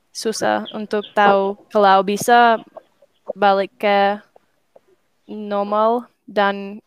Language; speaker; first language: Indonesian; non-native, fluent; English